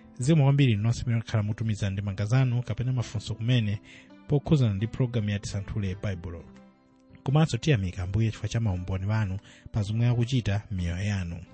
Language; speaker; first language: Nyanja; native; Nyanja